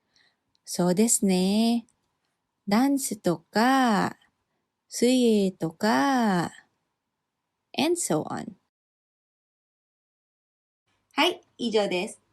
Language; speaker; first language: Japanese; non-native, fluent; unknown